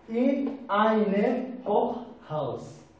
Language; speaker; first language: German; non-native, fluent; Turkish